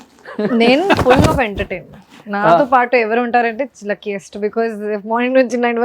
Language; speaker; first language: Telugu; non-native, fluent; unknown